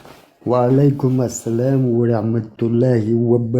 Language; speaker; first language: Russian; non-native, local second language; Chechen